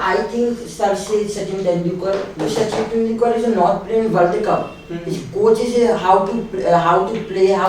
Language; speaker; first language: English; non-native, learner; Hindi